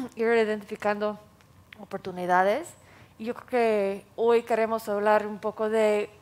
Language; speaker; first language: Spanish; non-native, fluent; English